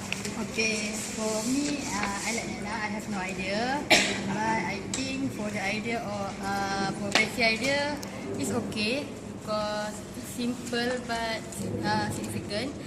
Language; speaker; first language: English; non-native, local second language; Malay